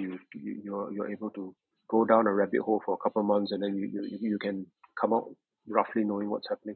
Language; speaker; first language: English; native; English